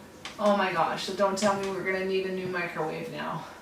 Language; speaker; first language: English; native; English